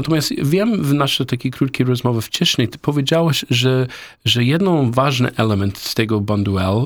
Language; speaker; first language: Polish; non-native, learner; English